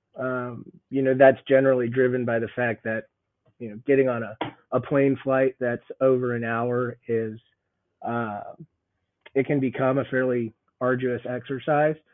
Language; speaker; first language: English; native; English